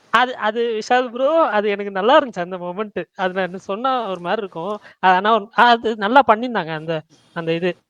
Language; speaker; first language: Tamil; native; Tamil